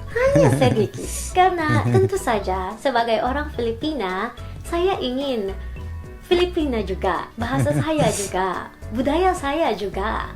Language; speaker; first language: Indonesian; non-native, learner; Filipino